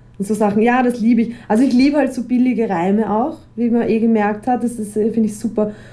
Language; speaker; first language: German; native; German